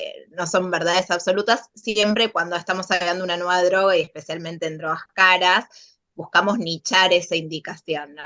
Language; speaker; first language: Spanish; native; Spanish